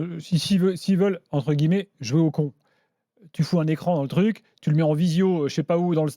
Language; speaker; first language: French; native; French